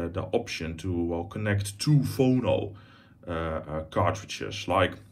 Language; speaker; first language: English; non-native, fluent; Dutch